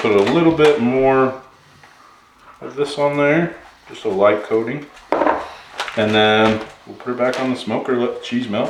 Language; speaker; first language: English; native; English